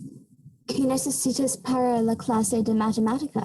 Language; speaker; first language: Spanish; non-native, learner; English